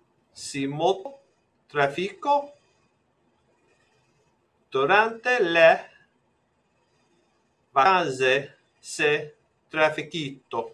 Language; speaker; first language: Italian; non-native, learner; English